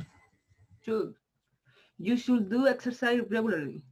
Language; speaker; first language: English; non-native, learner; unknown